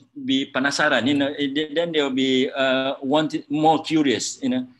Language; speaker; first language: English; non-native, local second language; Malay